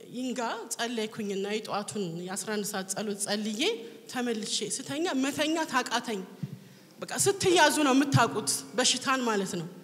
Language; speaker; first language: Amharic; native; Amharic